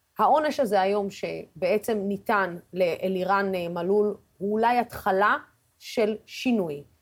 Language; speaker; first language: Hebrew; non-native, local second language; Arabic